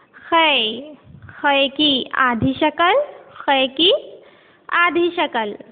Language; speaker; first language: Hindi; native; Hindi